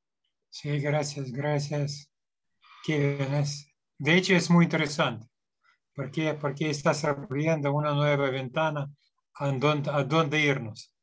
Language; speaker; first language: Spanish; non-native, fluent; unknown